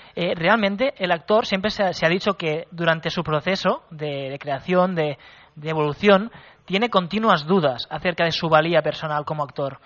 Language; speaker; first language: Spanish; non-native, local second language; Catalan